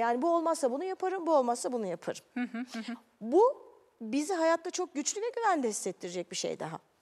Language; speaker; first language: Turkish; native; Turkish